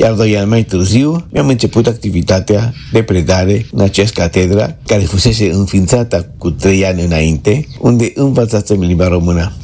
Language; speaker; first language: Romanian; non-native, fluent; Spanish